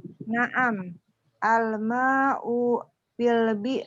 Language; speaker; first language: Arabic; non-native, learner; Indonesian